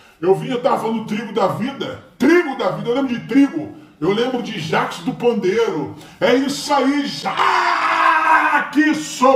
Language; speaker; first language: Portuguese; native; Portuguese